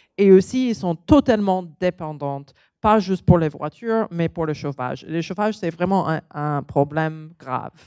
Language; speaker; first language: French; non-native, learner; English